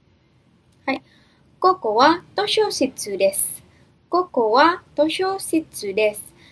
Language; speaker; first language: Japanese; non-native, fluent; Indonesian